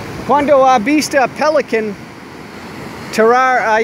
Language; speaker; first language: Spanish; non-native, learner; English